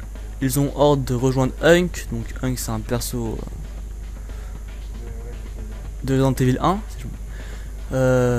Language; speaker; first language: French; native; French